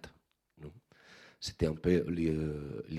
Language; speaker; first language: French; non-native, fluent; Spanish